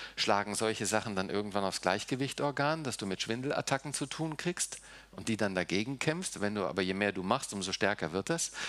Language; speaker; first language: German; early bilingual, heritage; German